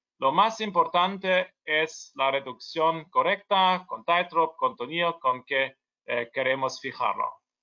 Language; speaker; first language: Spanish; non-native, learner; German